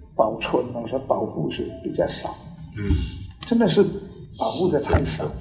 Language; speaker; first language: Chinese; non-native, local second language; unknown